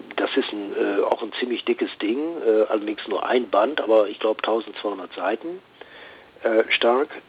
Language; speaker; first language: German; native; German